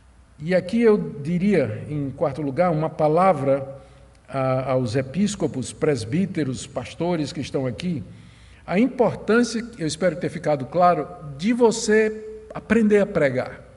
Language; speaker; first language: Portuguese; native; Portuguese